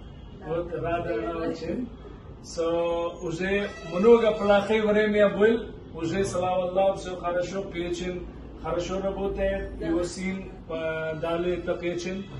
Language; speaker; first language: Russian; non-native, learner; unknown